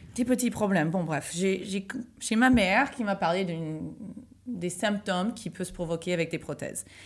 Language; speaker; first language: French; non-native, fluent; English